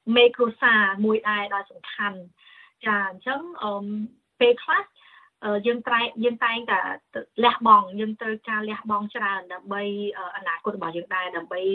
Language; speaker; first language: Khmer; early bilingual, heritage; Khmer